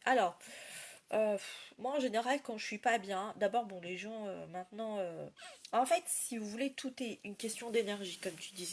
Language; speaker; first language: French; native; French